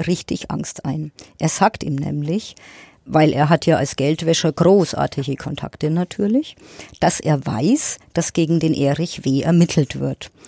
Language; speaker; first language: German; native; German